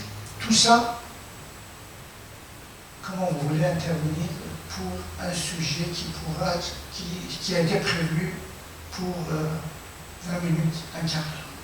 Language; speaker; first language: French; non-native, fluent; Persian